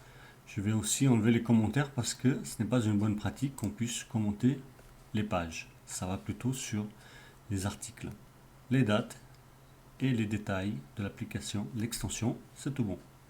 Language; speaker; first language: French; native; French